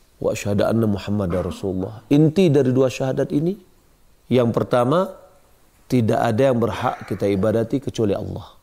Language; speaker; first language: Malay; non-native, local second language; Minangkabau